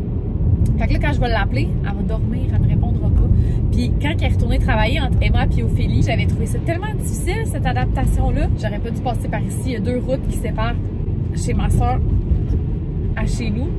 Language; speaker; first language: French; native; French